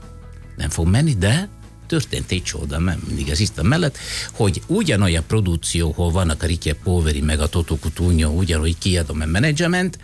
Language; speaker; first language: Hungarian; non-native, fluent; Italian